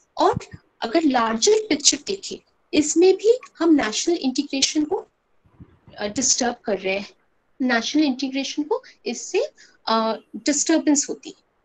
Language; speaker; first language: Hindi; non-native, local second language; Bangla